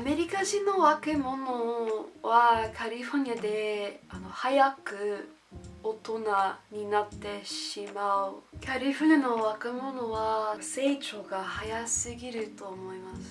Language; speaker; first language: Japanese; non-native, learner; English